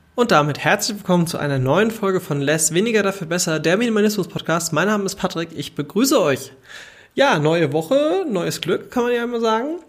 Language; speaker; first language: German; native; German